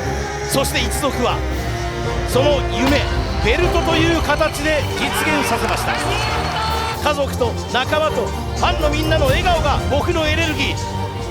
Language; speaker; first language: Japanese; native; Japanese